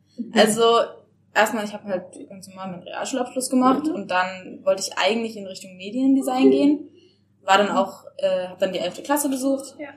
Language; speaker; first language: German; native; German